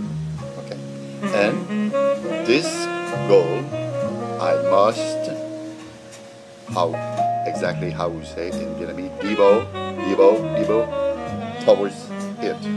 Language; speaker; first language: English; non-native, learner; French